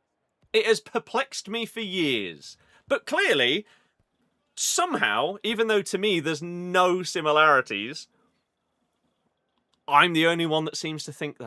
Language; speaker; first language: English; native; English